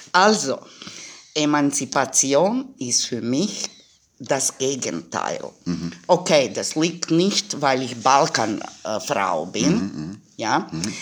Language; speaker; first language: German; non-native, fluent; Croatian